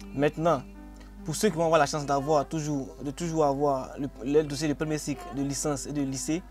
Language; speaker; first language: French; non-native, local second language; Akan